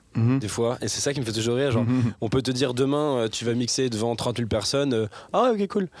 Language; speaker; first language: French; native; French